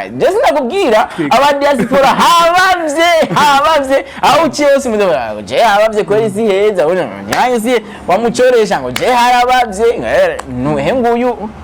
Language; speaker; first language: Rundi; native; Rundi